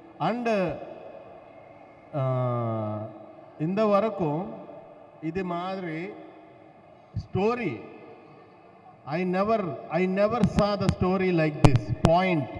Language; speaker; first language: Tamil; non-native, learner; Telugu